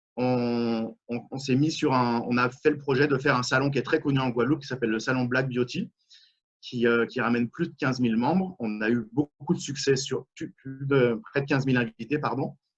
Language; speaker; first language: French; native; French